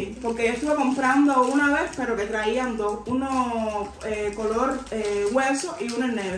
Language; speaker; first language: Spanish; native; Spanish